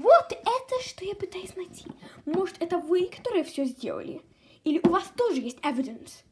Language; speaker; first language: Russian; early bilingual, heritage; Russian